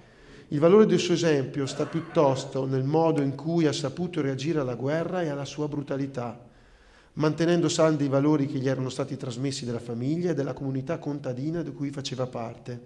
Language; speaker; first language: Italian; native; Italian